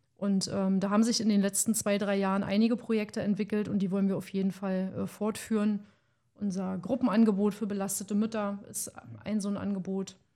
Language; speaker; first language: German; native; German